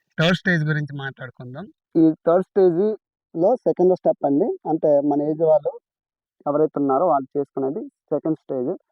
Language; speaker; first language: Telugu; non-native, local second language; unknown